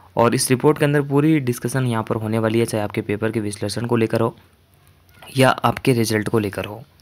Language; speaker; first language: Hindi; native; Hindi